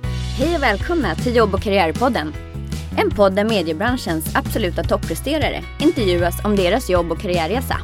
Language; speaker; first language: Swedish; native; Swedish